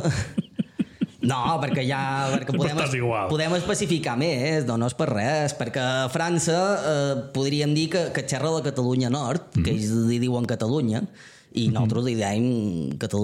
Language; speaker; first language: Catalan; native; Catalan